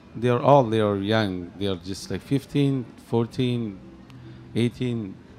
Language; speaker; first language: English; non-native, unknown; Persian